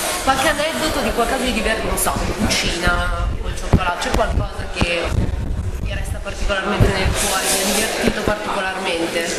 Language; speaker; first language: Italian; native; Italian